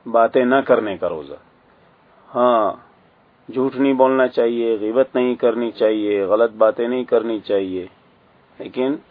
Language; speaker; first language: Urdu; native; Urdu